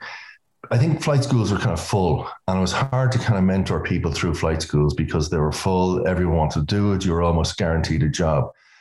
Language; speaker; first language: English; native; English